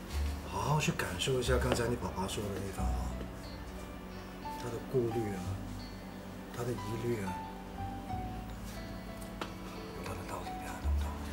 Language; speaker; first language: Chinese; native; Chinese